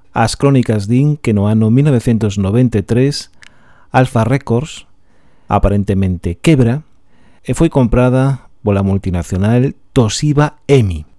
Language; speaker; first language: Galician; non-native, local second language; Spanish